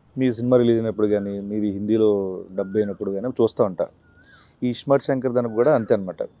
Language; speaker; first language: Telugu; native; Telugu